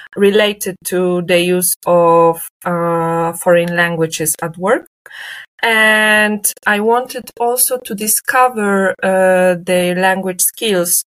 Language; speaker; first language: English; non-native, fluent; Polish